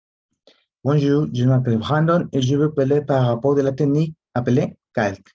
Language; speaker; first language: French; non-native, learner; Spanish